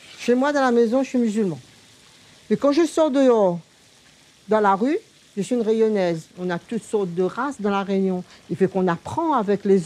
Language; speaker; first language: French; non-native, local second language; Réunion Creole French